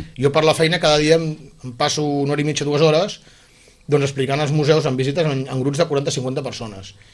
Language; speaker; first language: Catalan; native; Catalan